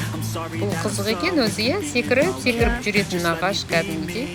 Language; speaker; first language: Kazakh; native; Kazakh